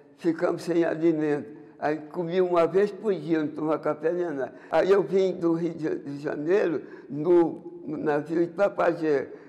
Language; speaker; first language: Portuguese; native; Portuguese